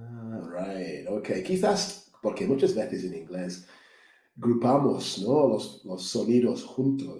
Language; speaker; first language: Spanish; non-native, fluent; English